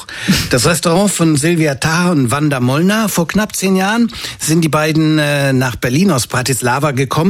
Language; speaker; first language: German; native; German